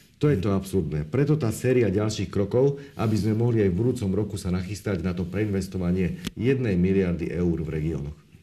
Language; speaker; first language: Slovak; native; Slovak